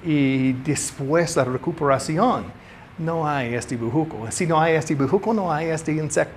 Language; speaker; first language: Spanish; non-native, learner; English